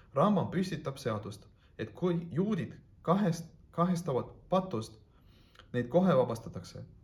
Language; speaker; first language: Estonian; non-native, local second language; Russian